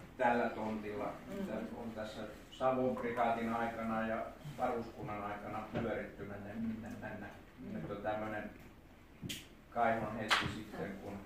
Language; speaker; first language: Finnish; native; Finnish